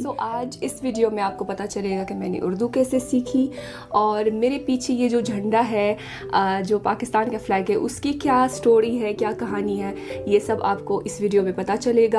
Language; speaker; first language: Hindi; non-native, fluent; Arabic